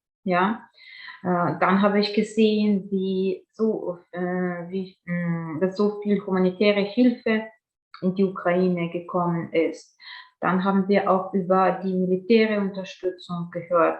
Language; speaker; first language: German; non-native, fluent; Ukrainian